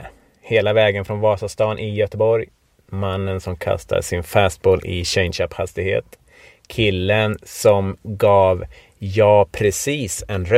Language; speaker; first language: Swedish; native; Swedish